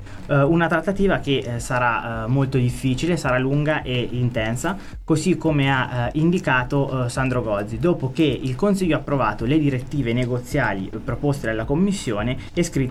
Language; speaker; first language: Italian; native; Italian